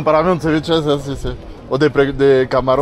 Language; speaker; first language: Spanish; non-native, fluent; French